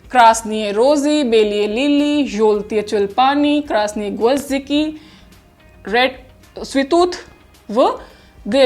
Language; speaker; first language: Russian; non-native, fluent; Hindi